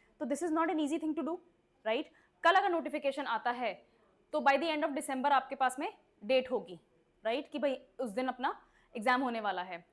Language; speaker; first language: Hindi; native; Hindi